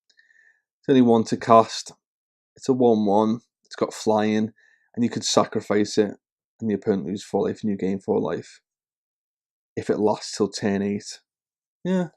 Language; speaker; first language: English; native; English